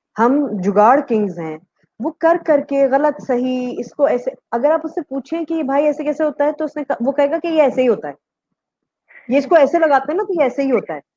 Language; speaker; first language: Urdu; native; Urdu